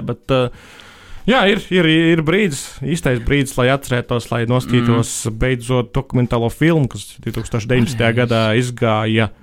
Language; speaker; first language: Latvian; native; Latvian